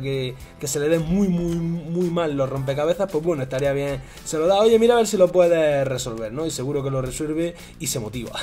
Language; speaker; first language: Spanish; native; Spanish